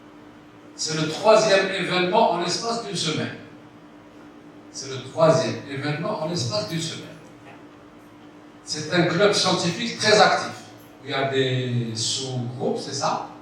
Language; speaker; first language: French; non-native, local second language; Arabic